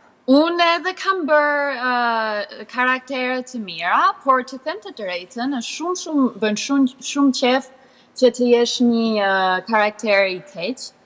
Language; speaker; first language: Albanian; early bilingual, heritage; Albanian